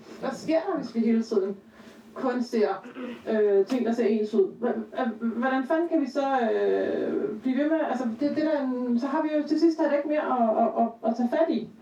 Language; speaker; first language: Danish; native; Danish